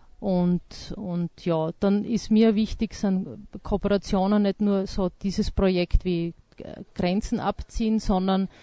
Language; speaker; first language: German; native; German